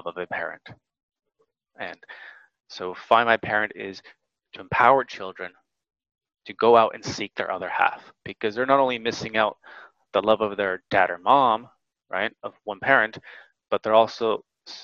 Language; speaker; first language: English; native; English